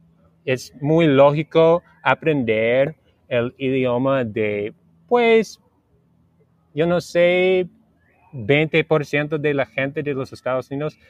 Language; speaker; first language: Spanish; non-native, learner; English